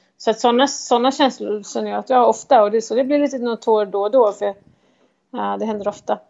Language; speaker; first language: Swedish; native; Swedish